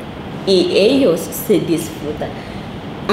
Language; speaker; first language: Spanish; non-native, local second language; Kinyarwanda